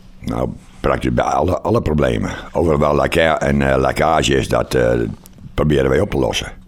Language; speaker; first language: Dutch; non-native, local second language; Western Frisian